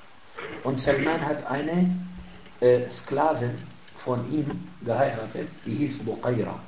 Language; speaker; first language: German; non-native, fluent; Arabic